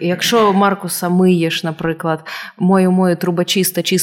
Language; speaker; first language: Ukrainian; non-native, local second language; Russian